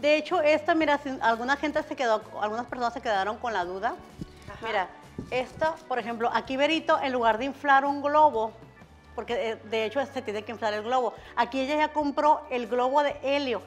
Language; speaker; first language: Spanish; native; Spanish